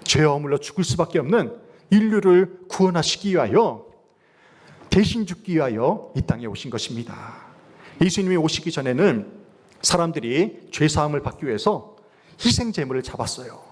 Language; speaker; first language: Korean; native; Korean